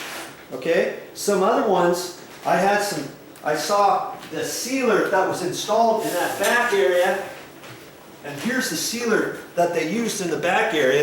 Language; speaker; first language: English; native; English